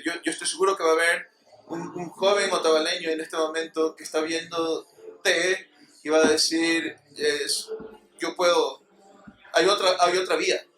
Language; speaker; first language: Spanish; native; Spanish